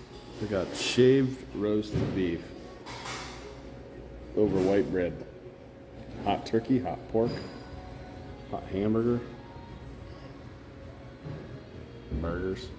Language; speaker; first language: English; native; English